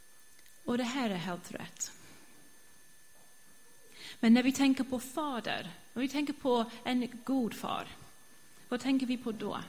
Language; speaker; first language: Swedish; non-native, fluent; English